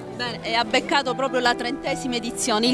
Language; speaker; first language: Italian; native; Italian